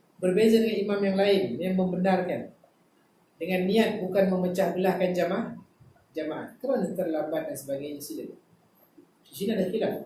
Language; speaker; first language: Malay; native; Malay